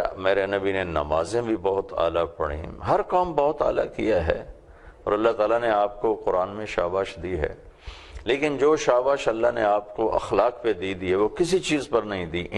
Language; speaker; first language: Urdu; non-native, local second language; Punjabi